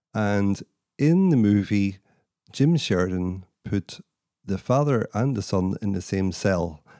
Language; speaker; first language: English; native; English